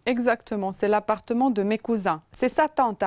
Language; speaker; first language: French; non-native, fluent; Romanian